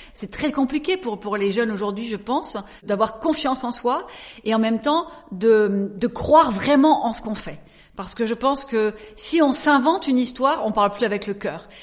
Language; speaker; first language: French; native; French